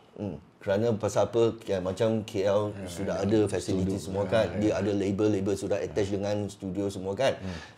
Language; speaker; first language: Malay; non-native, local second language; Cantonese